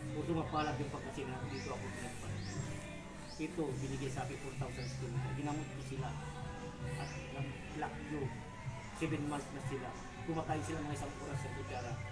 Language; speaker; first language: Filipino; non-native, local second language; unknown